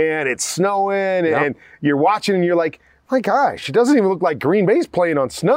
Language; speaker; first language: English; native; English